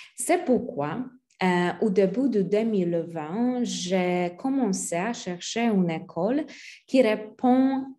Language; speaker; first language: French; non-native, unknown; Polish